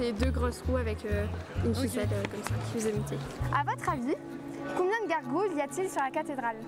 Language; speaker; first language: French; native; French